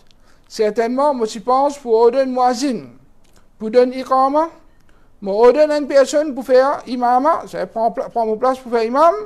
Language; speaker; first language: French; non-native, local second language; Morisyen